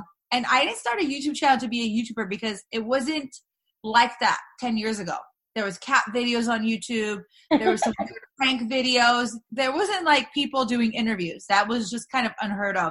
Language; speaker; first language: English; native; English